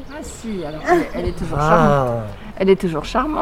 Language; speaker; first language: French; native; French